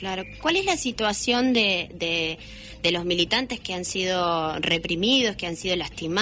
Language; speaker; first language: Spanish; native; Spanish